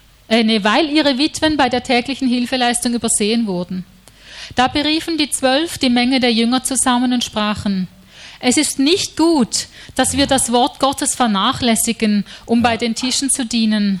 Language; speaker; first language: German; native; German